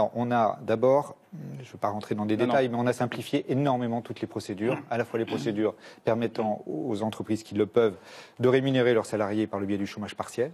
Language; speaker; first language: French; native; French